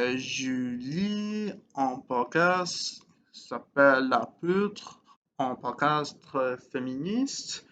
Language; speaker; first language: French; non-native, learner; English